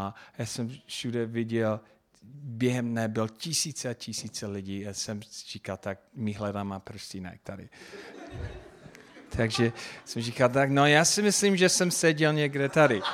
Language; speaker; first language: Czech; non-native, fluent; English